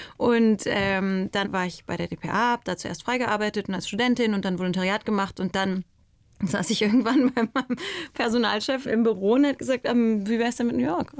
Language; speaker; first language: German; native; German